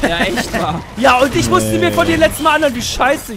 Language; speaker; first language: German; native; German